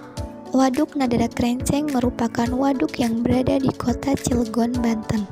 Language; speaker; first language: Malay; native; Malay